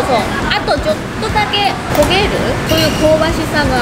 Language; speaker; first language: Japanese; non-native, fluent; Chinese